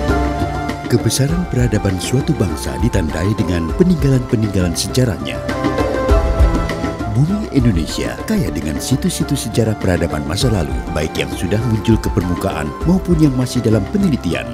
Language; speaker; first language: Indonesian; native; Indonesian